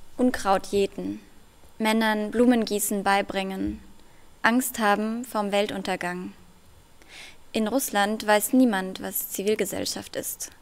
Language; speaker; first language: German; early bilingual, other home language; Russian